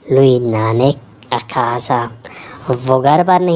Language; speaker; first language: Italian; non-native, learner; Urdu